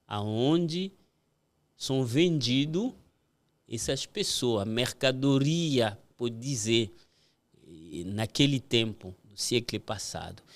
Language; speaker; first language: Portuguese; non-native, fluent; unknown